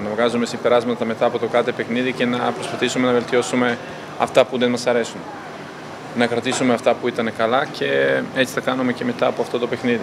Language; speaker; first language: Greek; non-native, fluent; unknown